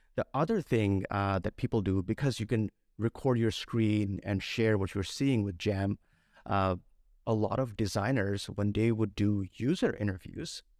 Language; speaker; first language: English; non-native, local second language; Bangla